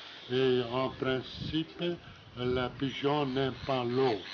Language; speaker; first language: French; non-native, learner; Dutch